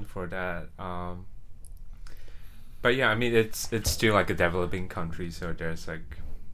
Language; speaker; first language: English; non-native, local second language; Chinese